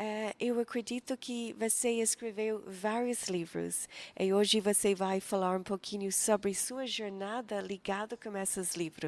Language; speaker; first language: Portuguese; non-native, fluent; English